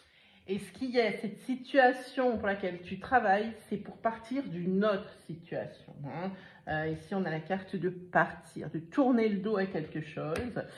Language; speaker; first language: French; native; French